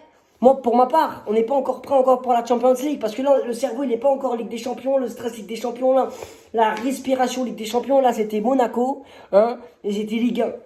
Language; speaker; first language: French; native; French